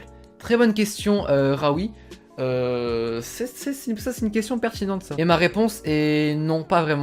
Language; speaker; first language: French; native; French